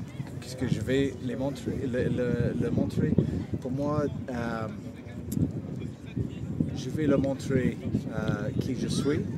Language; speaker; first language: French; non-native, fluent; English